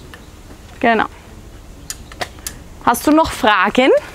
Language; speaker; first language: German; native; German